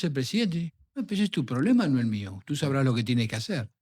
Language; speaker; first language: Spanish; native; Spanish